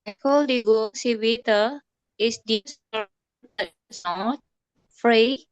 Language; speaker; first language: German; non-native, learner; Indonesian